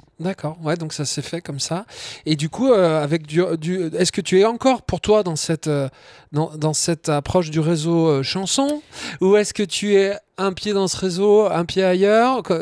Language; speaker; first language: French; native; French